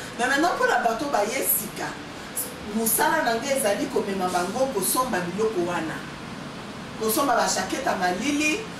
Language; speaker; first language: French; non-native, local second language; Lingala